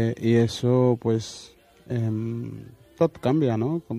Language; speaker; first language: Catalan; non-native, learner; Wolof